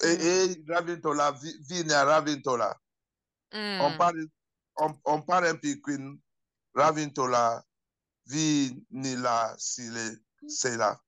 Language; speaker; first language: Finnish; non-native, learner; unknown